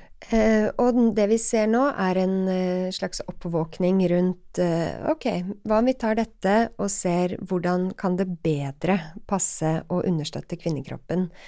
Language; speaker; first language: Norwegian; native; Norwegian